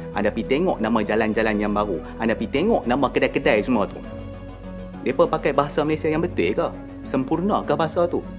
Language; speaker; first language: Malay; native; Malay